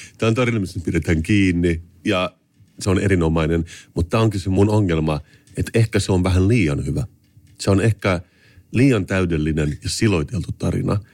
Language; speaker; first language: Finnish; native; Finnish